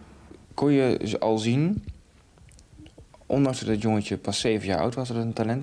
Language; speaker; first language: Dutch; native; Dutch